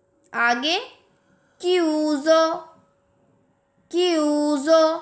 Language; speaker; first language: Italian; non-native, fluent; Urdu